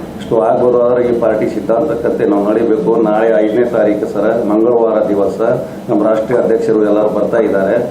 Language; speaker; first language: Kannada; non-native, local second language; Lambadi